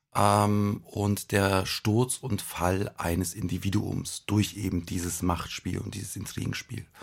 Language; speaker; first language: German; native; German